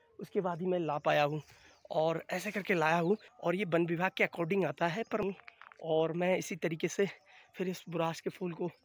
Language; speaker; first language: Hindi; non-native, local second language; Bangla